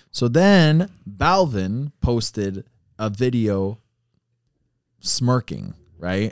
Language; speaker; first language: English; early bilingual, other home language; Spanish